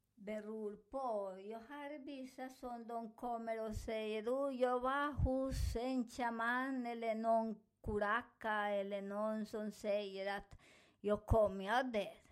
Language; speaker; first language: Swedish; non-native, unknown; Spanish